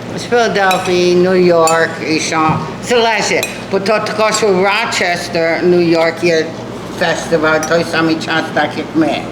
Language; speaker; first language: Ukrainian; early bilingual, heritage; Ukrainian